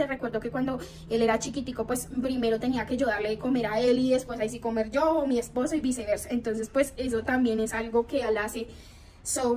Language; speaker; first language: Spanish; native; Spanish